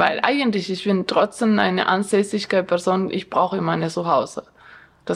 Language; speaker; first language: German; non-native, fluent; Spanish